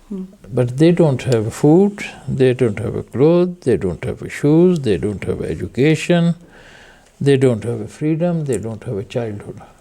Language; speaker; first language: English; non-native, fluent; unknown